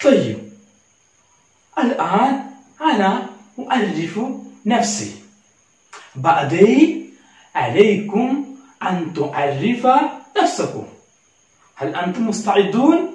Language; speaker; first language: Arabic; non-native, learner; Malayalam